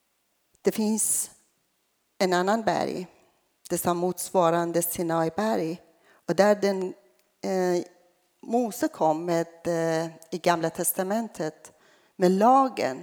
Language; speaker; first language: Swedish; non-native, fluent; Persian